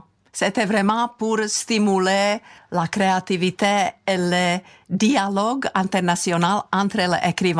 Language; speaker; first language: French; non-native, fluent; Czech